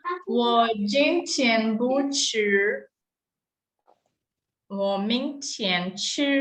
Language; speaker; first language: Chinese; non-native, learner; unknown